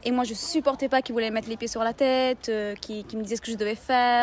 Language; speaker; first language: French; native; French